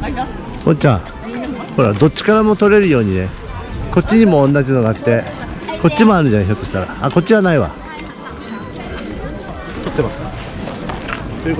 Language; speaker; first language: Japanese; native; Japanese